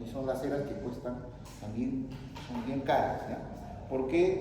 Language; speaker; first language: Spanish; native; Spanish